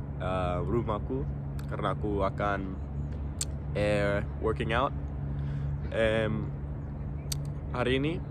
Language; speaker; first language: Indonesian; non-native, local second language; English